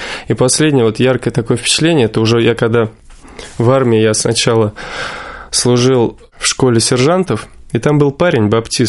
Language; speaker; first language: Russian; native; Russian